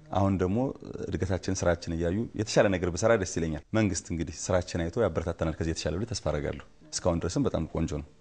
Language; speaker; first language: Amharic; native; Amharic